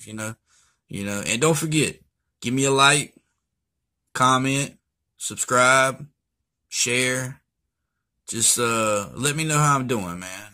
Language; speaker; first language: English; native; English